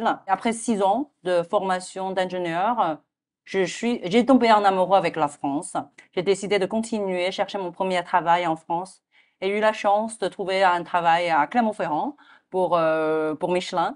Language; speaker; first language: French; non-native, fluent; Chinese